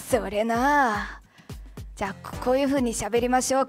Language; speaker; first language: Japanese; non-native, fluent; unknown